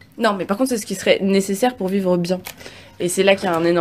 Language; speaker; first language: French; native; French